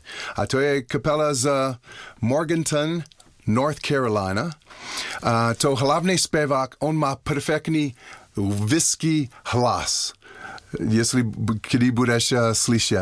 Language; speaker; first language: Czech; non-native, learner; English